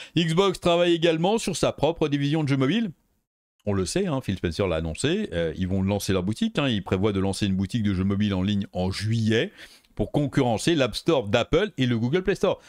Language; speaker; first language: French; native; French